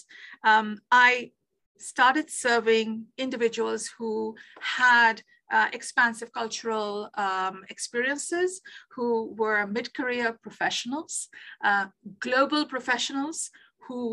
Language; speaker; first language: English; non-native, local second language; Bangla